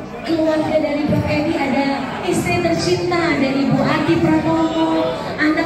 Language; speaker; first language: Indonesian; native; Indonesian